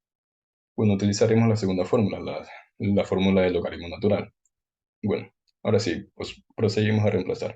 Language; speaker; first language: Spanish; native; Spanish